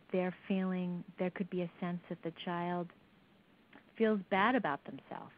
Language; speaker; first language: English; native; English